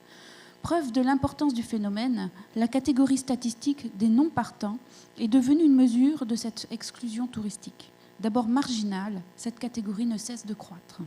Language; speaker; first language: French; native; French